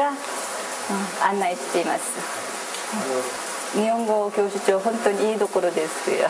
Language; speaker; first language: Japanese; non-native, learner; Korean